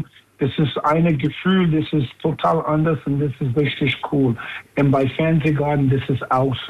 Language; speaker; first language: German; non-native, learner; English